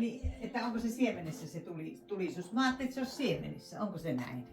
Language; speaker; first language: Finnish; native; Finnish